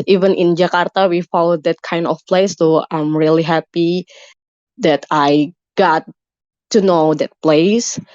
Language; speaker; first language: English; non-native, learner; Indonesian